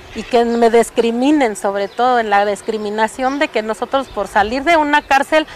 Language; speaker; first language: Spanish; native; Spanish